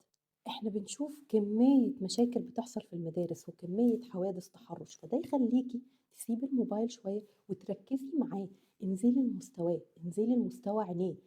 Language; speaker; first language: Arabic; native; Arabic